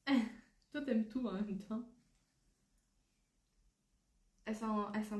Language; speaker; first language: French; native; French